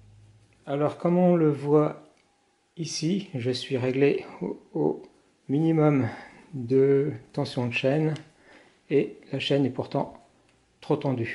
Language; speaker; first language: French; native; French